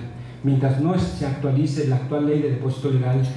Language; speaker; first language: Spanish; native; Spanish